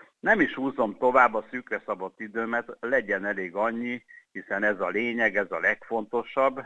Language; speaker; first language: Hungarian; native; Hungarian